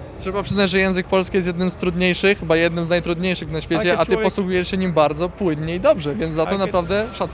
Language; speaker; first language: Polish; native; Polish